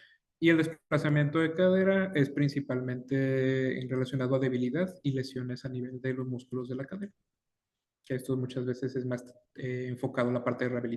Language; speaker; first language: Spanish; native; Spanish